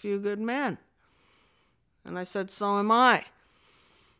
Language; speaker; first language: English; native; English